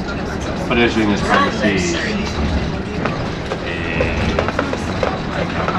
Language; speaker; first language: English; non-native, fluent; Spanish